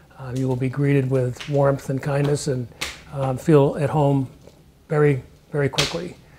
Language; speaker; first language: English; native; English